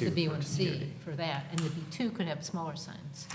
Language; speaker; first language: English; native; English